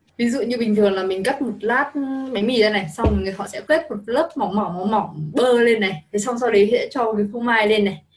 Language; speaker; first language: Vietnamese; native; Vietnamese